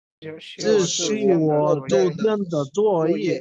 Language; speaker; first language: Chinese; non-native, learner; Bangla